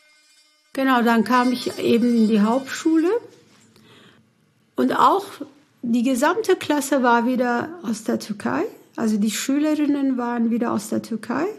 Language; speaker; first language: German; early bilingual, other home language; Turkish